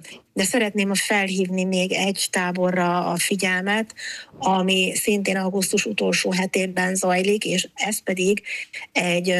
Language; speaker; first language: Hungarian; native; Hungarian